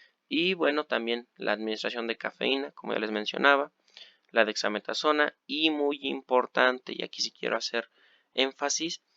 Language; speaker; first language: Spanish; native; Spanish